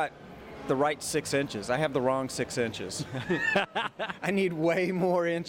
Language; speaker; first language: English; native; English